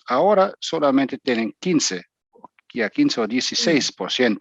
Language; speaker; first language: Spanish; non-native, fluent; German